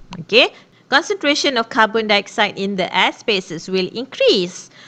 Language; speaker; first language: English; non-native, local second language; Malay